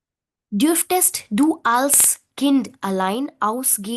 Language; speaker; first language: German; non-native, fluent; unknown